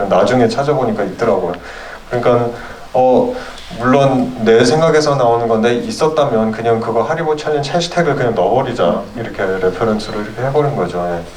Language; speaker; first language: Korean; early bilingual, heritage; Korean